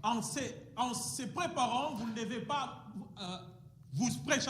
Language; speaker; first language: French; non-native, fluent; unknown